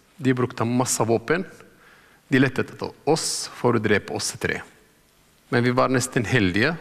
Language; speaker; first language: Norwegian; non-native, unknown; Arabic